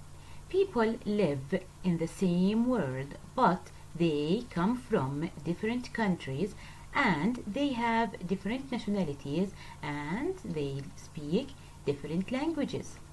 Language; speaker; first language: English; non-native, fluent; Arabic